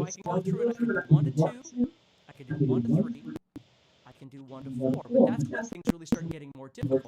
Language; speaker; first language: English; native; English